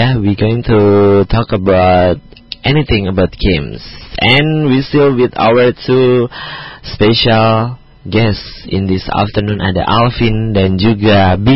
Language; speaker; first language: English; non-native, learner; Indonesian